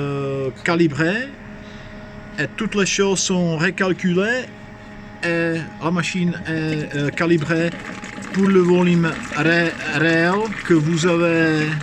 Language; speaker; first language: French; non-native, fluent; Czech